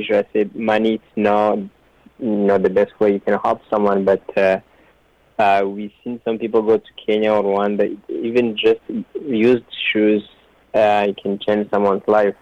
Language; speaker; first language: English; non-native, local second language; Kinyarwanda